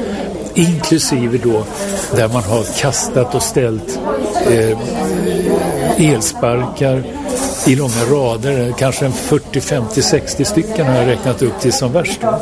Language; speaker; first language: Swedish; native; Swedish